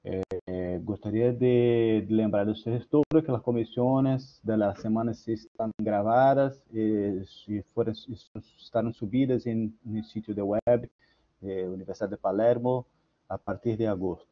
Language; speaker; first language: Spanish; non-native, learner; Portuguese